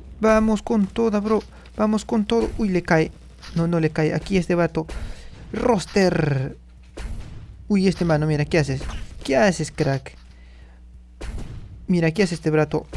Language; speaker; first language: Spanish; native; Spanish